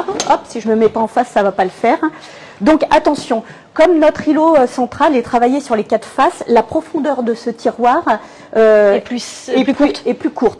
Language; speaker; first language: French; native; French